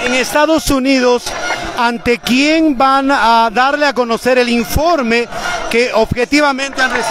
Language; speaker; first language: Spanish; native; Spanish